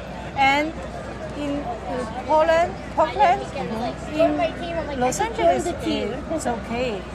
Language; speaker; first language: English; non-native, learner; Chinese